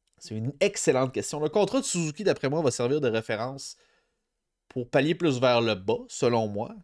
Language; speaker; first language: French; native; French